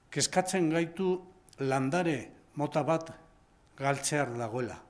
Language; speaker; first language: Basque; non-native, local second language; Spanish